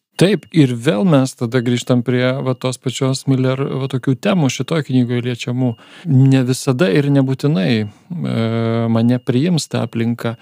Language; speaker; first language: Lithuanian; native; Lithuanian